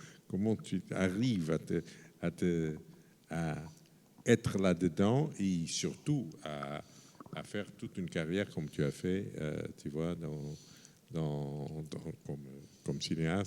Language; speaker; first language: French; non-native, fluent; Portuguese